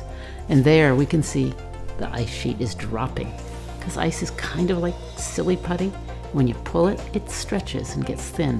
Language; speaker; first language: English; native; English